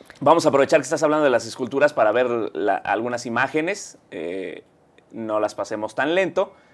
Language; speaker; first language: Spanish; native; Spanish